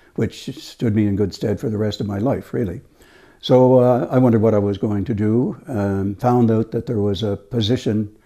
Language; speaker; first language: English; native; English